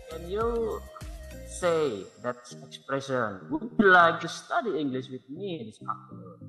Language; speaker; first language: English; non-native, learner; Indonesian